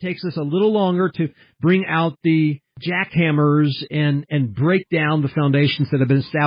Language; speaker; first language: English; early bilingual, heritage; English